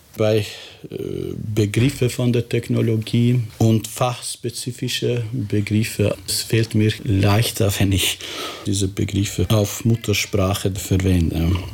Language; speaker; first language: German; non-native, fluent; Albanian